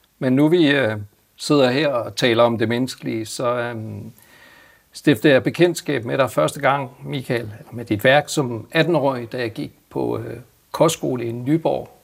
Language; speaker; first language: Danish; native; Danish